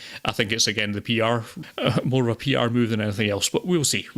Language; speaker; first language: English; native; English